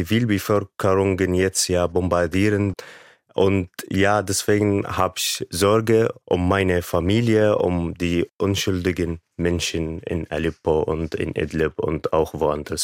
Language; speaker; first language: German; non-native, fluent; Arabic